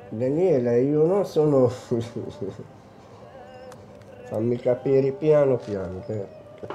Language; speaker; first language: Italian; non-native, learner; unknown